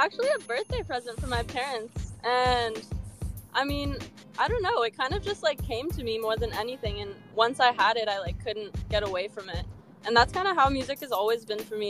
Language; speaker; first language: English; native; English